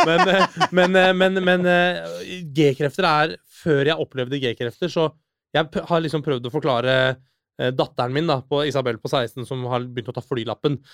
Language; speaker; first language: Norwegian; early bilingual, other home language; Persian